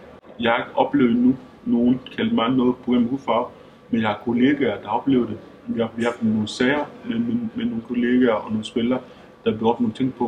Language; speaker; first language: Danish; early bilingual, other home language; Lingala